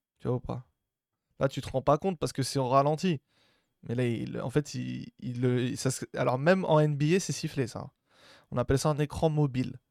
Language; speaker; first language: French; native; French